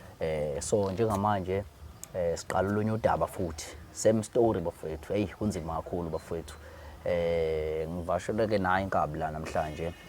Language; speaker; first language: Zulu; native; Zulu